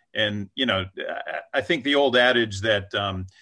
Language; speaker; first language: English; native; English